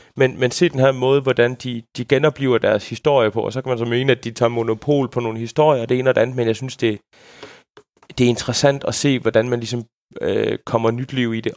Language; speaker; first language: Danish; native; Danish